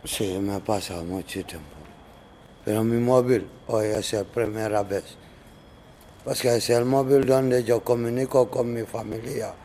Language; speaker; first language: Spanish; non-native, learner; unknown